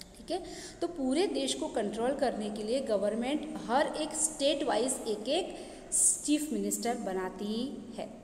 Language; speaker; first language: Hindi; non-native, local second language; Gujarati